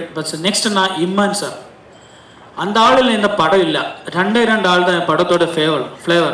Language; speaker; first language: Tamil; non-native, learner; Malayalam